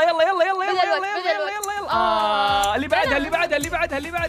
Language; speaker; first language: Arabic; native; Arabic